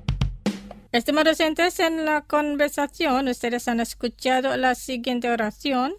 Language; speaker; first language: Spanish; non-native, fluent; Indonesian